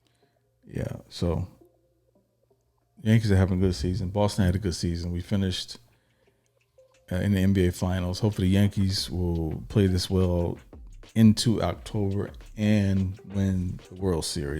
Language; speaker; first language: English; native; English